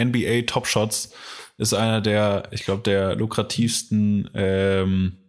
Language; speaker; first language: German; native; German